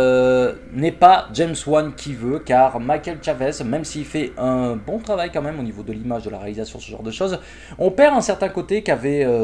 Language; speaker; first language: French; native; French